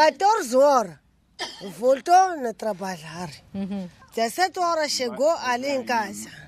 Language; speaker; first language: Portuguese; non-native, local second language; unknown